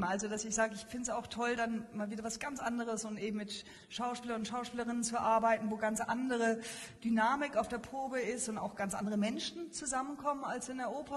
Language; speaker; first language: German; native; German